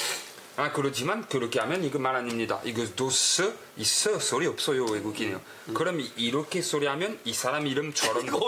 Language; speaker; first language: Korean; non-native, learner; French